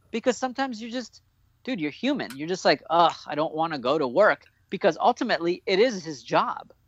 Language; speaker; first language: English; native; English